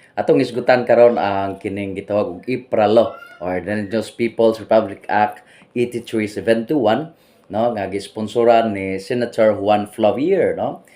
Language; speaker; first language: Cebuano; non-native, local second language; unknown